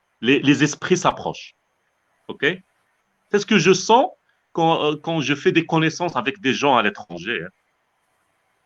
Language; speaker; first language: French; non-native, local second language; Arabic